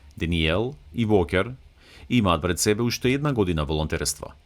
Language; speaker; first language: Macedonian; native; Macedonian